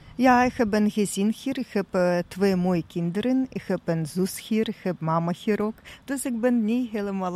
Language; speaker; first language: Dutch; non-native, learner; Russian